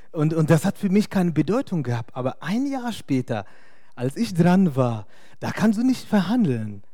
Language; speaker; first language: German; non-native, fluent; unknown